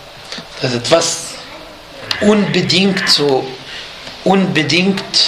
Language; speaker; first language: German; non-native, fluent; Arabic